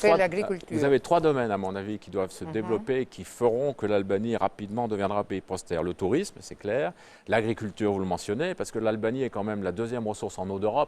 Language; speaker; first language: French; native; French